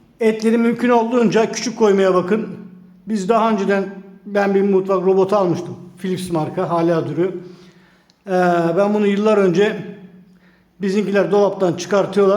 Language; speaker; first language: Turkish; native; Turkish